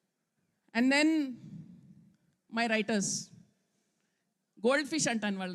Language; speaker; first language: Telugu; native; Telugu